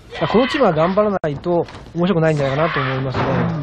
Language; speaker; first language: Japanese; native; Japanese